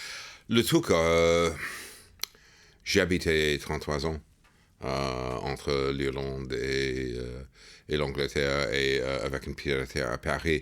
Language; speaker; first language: French; non-native, fluent; English